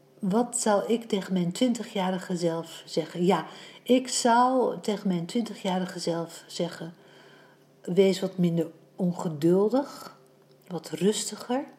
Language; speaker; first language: Dutch; native; Dutch